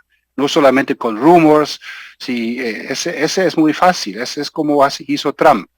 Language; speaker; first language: Spanish; non-native, fluent; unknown